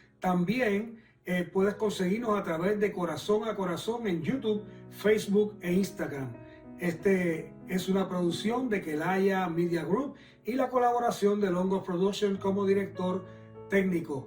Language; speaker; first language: Spanish; native; Spanish